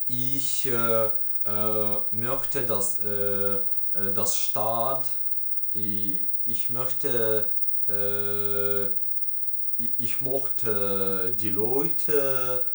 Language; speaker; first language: German; non-native, learner; Ukrainian